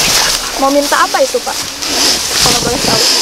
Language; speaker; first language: Indonesian; native; Indonesian